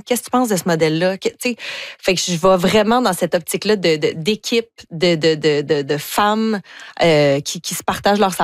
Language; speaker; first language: French; native; French